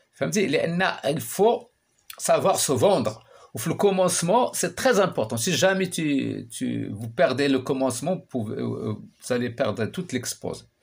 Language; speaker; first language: French; non-native, local second language; Arabic